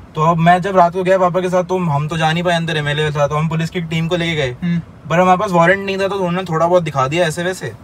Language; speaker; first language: Hindi; native; Hindi